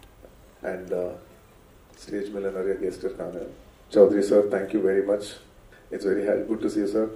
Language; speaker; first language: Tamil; non-native, local second language; Telugu